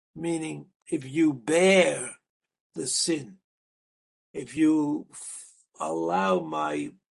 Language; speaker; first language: English; native; English